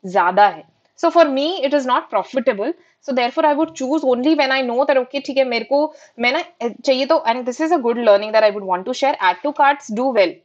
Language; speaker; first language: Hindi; non-native, local second language; Marathi